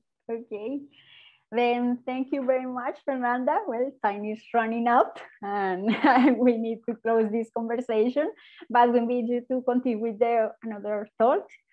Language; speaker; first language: English; non-native, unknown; Spanish